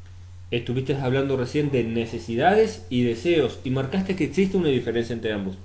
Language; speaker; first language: Spanish; native; Spanish